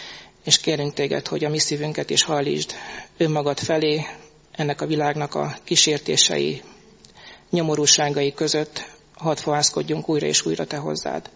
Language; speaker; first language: Hungarian; native; Hungarian